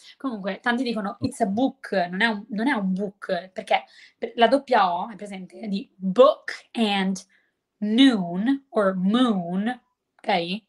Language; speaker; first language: Italian; native; Italian